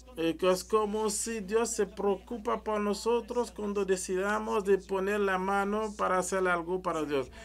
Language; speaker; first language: Spanish; non-native, learner; French